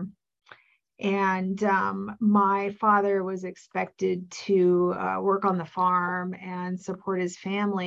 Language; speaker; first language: English; native; English